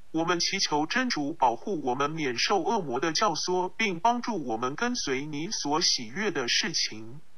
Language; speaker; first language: Chinese; non-native, local second language; Cantonese